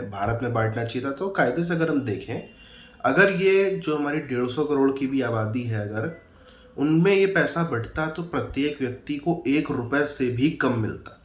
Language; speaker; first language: Hindi; native; Hindi